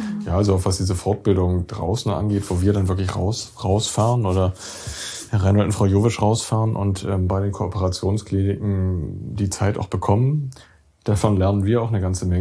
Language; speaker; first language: German; native; German